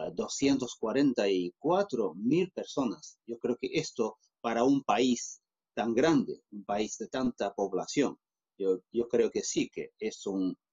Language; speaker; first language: Spanish; non-native, fluent; Chinese